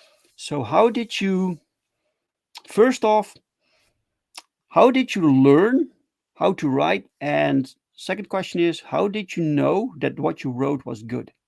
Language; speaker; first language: English; non-native, fluent; Dutch